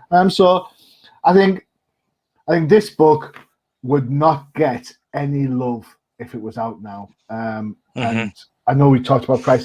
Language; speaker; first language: English; native; English